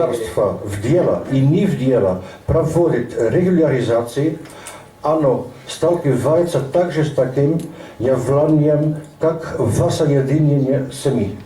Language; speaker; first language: Russian; non-native, learner; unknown